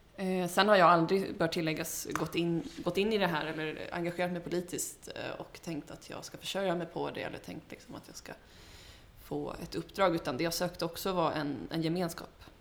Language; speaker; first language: Swedish; early bilingual, heritage; Swedish